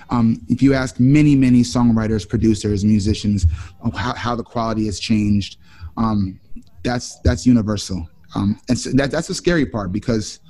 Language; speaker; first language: English; native; English